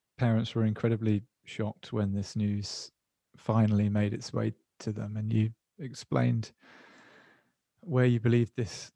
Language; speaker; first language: English; native; English